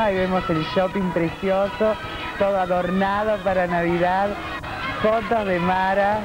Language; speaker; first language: Spanish; native; Spanish